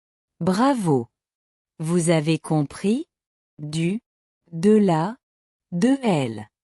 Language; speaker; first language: French; non-native, local second language; Arabic